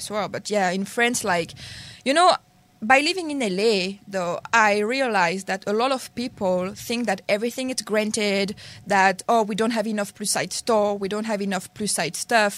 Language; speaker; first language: English; non-native, learner; French